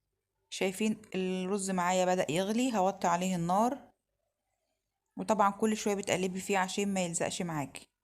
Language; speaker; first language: Arabic; native; Arabic